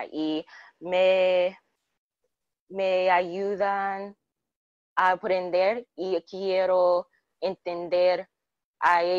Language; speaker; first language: Spanish; non-native, learner; English